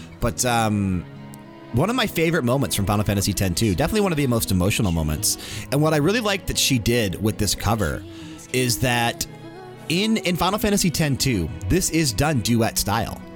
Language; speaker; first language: English; native; English